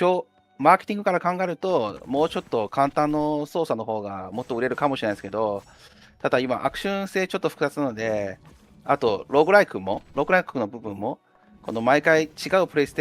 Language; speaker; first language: Japanese; non-native, fluent; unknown